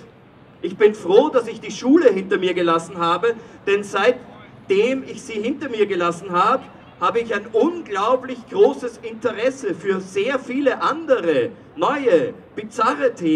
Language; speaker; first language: German; native; German